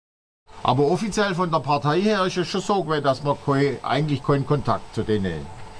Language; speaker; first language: German; native; German